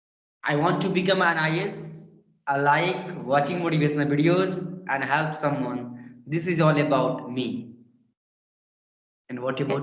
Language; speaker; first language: English; non-native, learner; Bhojpuri